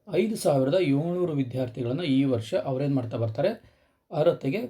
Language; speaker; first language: Kannada; native; Kannada